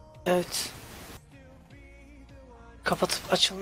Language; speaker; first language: Turkish; native; Turkish